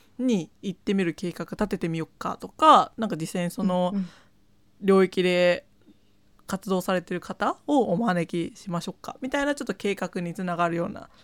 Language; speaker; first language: Japanese; non-native, fluent; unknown